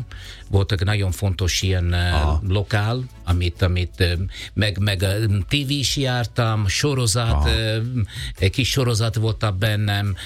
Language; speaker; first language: Hungarian; non-native, fluent; Italian